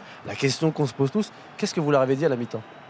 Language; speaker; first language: French; native; French